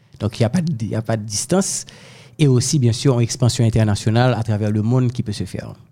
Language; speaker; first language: French; non-native, local second language; Haitian Creole